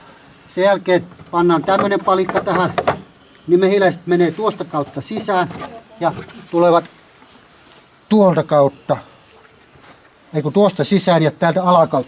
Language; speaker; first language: Finnish; native; Finnish